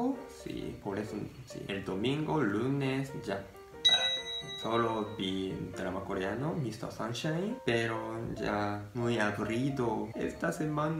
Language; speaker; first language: Spanish; non-native, learner; Japanese